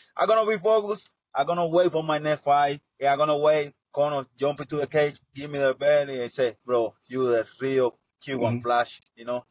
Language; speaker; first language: English; non-native, learner; Spanish